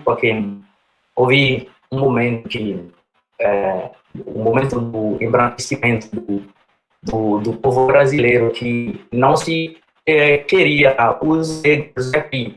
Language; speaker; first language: Portuguese; non-native, fluent; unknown